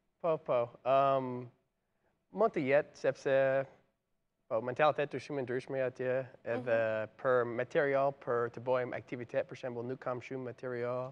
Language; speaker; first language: Albanian; non-native, learner; English